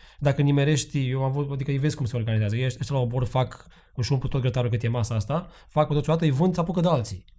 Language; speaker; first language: Romanian; native; Romanian